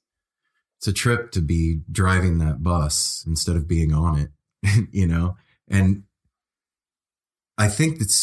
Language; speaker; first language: English; native; English